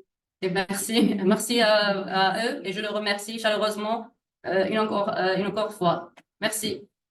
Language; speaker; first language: French; non-native, learner; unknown